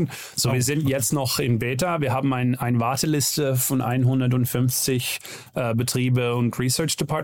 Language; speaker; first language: German; non-native, learner; Dutch